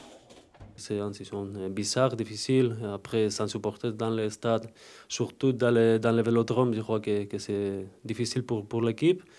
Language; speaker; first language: French; non-native, fluent; Spanish